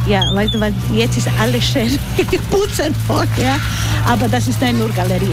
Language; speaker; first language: German; non-native, learner; Croatian